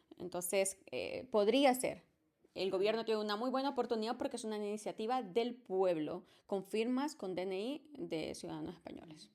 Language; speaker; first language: Spanish; native; Spanish